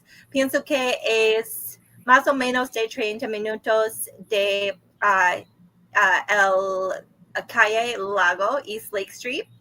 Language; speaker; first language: Spanish; non-native, learner; English